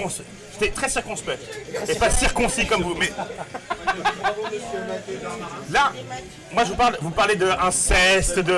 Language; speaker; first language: French; native; French